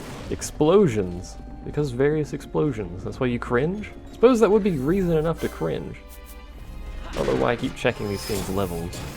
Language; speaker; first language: English; native; English